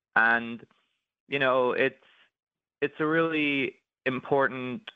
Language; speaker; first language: English; native; English